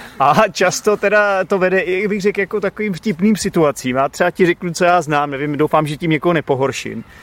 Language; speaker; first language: Czech; native; Czech